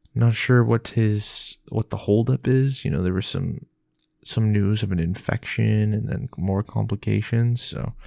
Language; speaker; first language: English; native; English